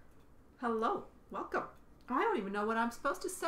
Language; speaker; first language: English; native; English